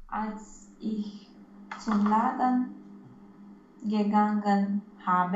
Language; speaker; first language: German; non-native, learner; Romanian